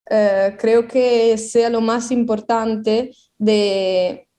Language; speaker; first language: Spanish; non-native, fluent; Italian